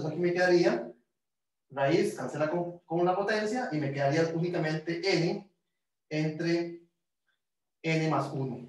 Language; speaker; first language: Spanish; native; Spanish